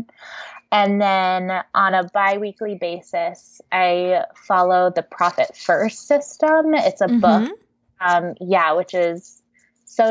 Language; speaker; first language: English; native; English